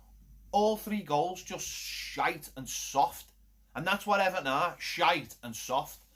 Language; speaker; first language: English; native; English